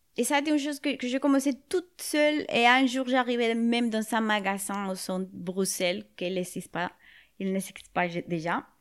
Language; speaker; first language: French; non-native, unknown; Spanish